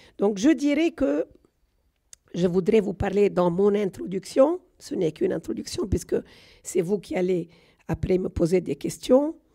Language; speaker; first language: French; non-native, local second language; Arabic